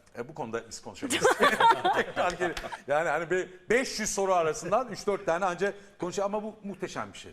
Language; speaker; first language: Turkish; native; Turkish